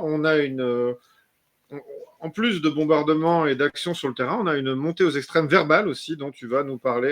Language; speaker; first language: French; native; French